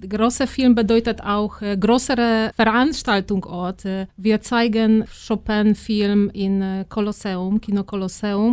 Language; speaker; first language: German; non-native, fluent; Polish